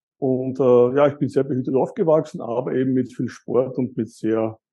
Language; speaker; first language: German; native; German